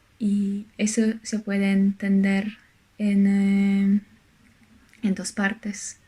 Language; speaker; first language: Spanish; non-native, fluent; Polish